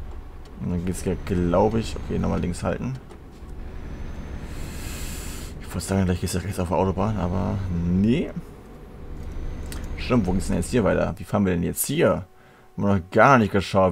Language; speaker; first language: German; native; German